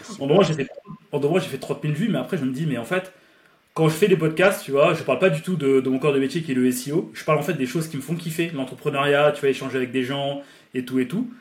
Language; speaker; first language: French; native; French